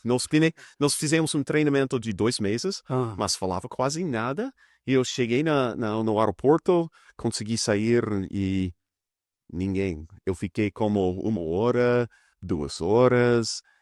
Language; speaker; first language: Portuguese; non-native, fluent; English